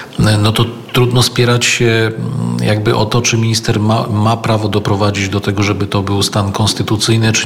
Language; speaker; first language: Polish; native; Polish